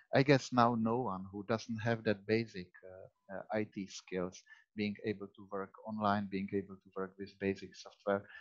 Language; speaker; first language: English; non-native, fluent; Czech